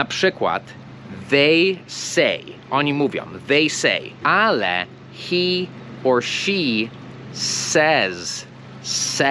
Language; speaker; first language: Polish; non-native, fluent; English